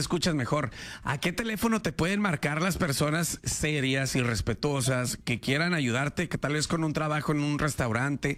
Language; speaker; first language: Spanish; native; Spanish